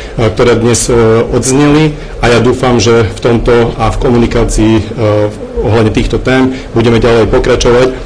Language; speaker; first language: Slovak; non-native, local second language; Hungarian